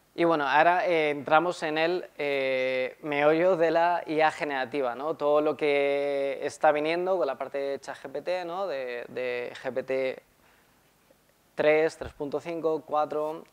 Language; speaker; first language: Spanish; native; Spanish